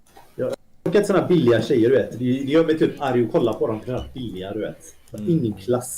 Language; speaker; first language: Swedish; native; Swedish